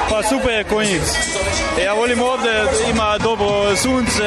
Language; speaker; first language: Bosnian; early bilingual, heritage; Dutch